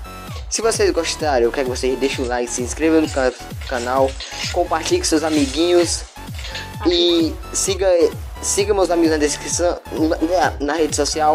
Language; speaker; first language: Portuguese; native; Portuguese